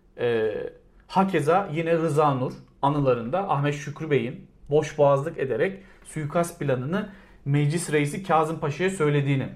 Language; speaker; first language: Turkish; native; Turkish